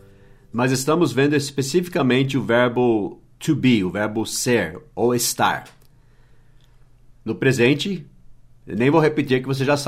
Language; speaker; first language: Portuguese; non-native, fluent; English